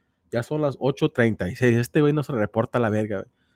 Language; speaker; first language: Spanish; early bilingual, heritage; Spanish